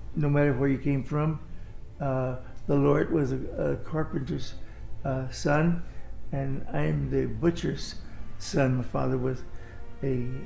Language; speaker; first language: English; native; English